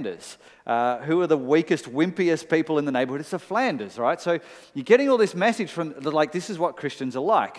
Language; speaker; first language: English; native; English